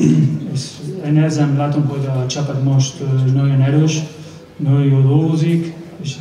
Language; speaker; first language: Hungarian; non-native, learner; Spanish